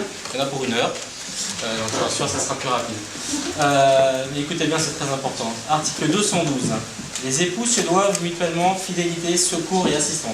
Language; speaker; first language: French; native; French